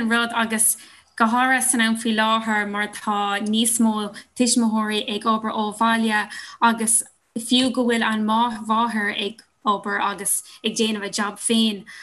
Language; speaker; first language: Irish; non-native, local second language; English